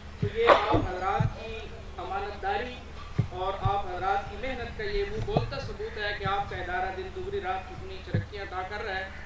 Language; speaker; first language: Urdu; non-native, local second language; Punjabi